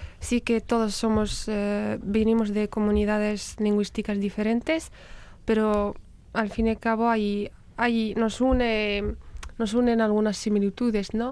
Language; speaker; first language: Spanish; non-native, fluent; Riffian